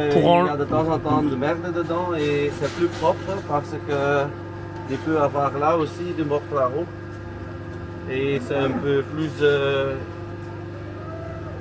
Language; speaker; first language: French; non-native, local second language; Dutch